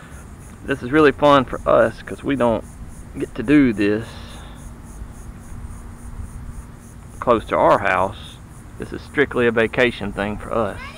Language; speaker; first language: English; native; English